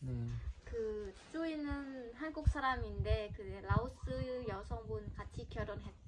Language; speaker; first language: Korean; non-native, learner; Lao